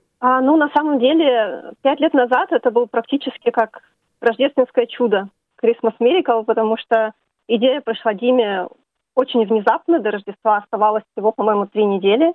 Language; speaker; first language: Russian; native; Russian